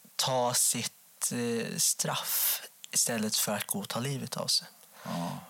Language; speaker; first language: Swedish; native; Swedish